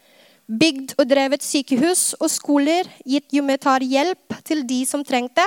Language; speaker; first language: Norwegian; non-native, fluent; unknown